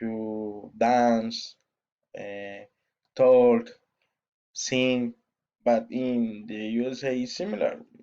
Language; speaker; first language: English; non-native, learner; Spanish